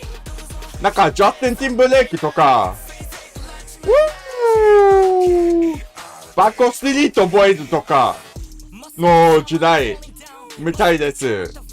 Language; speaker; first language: Japanese; non-native, learner; English